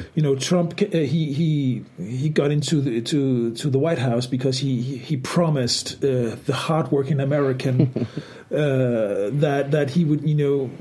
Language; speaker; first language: English; non-native, fluent; Danish